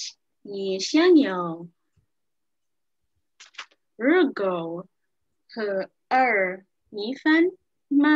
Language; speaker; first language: Chinese; non-native, learner; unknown